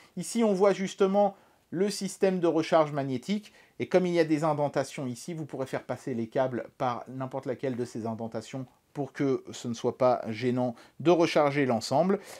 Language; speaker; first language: French; native; French